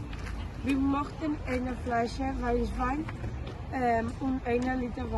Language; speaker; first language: German; non-native, learner; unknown